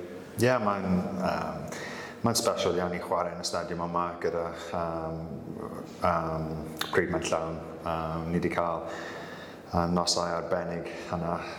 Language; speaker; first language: Welsh; non-native, local second language; English